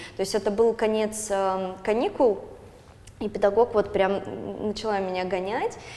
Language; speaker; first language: Russian; native; Russian